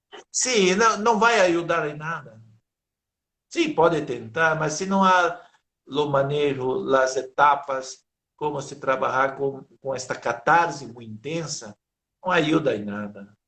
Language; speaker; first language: Spanish; non-native, learner; Portuguese